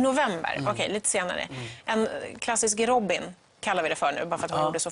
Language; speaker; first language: Swedish; native; Swedish